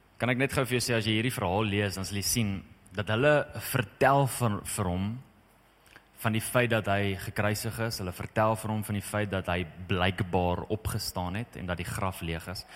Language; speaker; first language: Afrikaans; native; Afrikaans